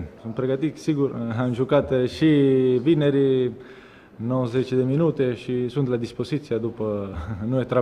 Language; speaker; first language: Romanian; non-native, learner; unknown